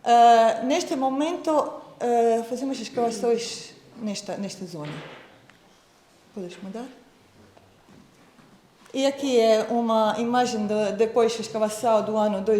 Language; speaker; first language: Portuguese; non-native, fluent; Croatian